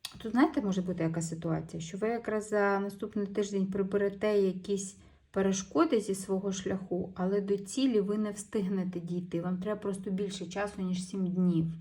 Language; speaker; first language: Ukrainian; non-native, local second language; Russian